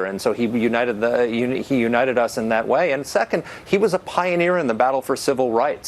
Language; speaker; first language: English; native; English